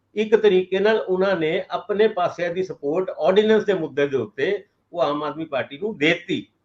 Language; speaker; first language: Punjabi; non-native, local second language; Hindi